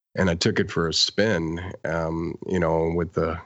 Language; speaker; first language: English; native; English